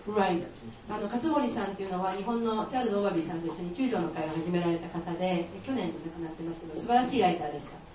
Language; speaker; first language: Japanese; native; Japanese